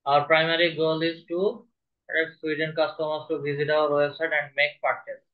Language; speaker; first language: English; non-native, local second language; Bangla